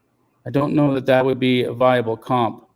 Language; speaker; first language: English; native; English